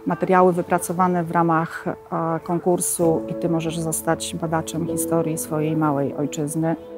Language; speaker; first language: Polish; native; Polish